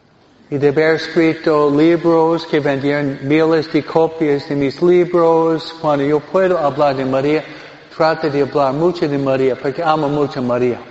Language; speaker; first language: Spanish; non-native, fluent; English